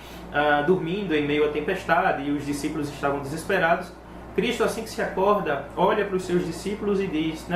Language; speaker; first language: Portuguese; native; Portuguese